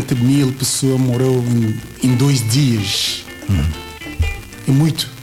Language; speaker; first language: Portuguese; non-native, learner; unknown